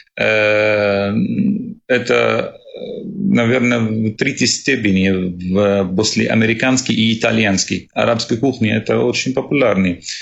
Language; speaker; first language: Russian; non-native, learner; Arabic